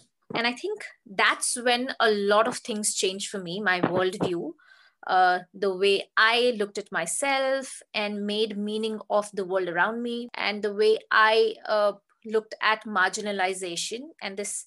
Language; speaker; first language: English; non-native, local second language; Hindi